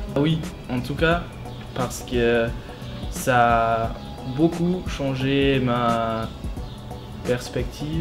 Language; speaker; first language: French; non-native, fluent; German